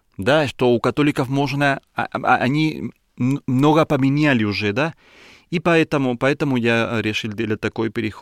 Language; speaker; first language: Russian; non-native, learner; Spanish